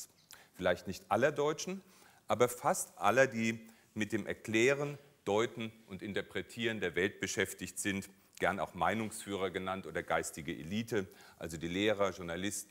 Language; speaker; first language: German; native; German